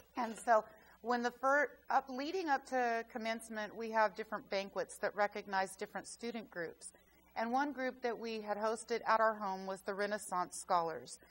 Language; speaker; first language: English; native; English